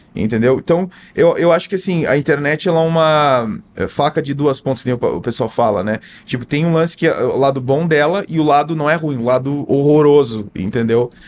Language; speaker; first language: Portuguese; native; Portuguese